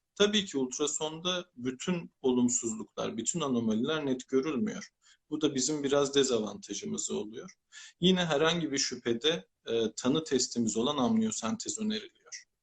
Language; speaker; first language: Turkish; native; Turkish